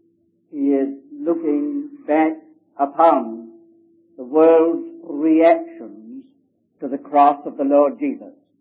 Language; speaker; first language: English; native; English